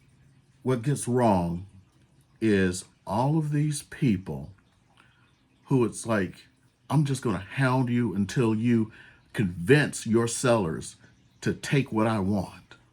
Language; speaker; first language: English; native; English